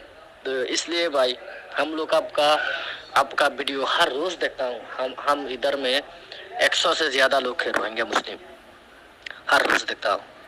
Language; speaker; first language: Hindi; non-native, learner; Rohingya